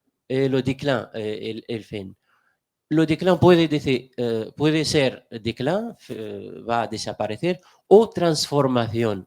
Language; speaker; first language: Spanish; non-native, fluent; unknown